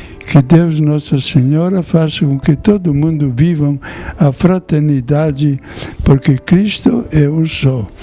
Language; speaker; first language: Portuguese; non-native, fluent; Italian